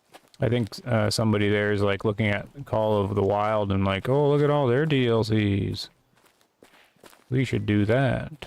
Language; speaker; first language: English; native; English